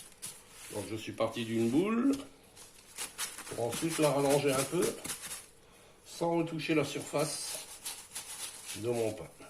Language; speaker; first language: French; native; French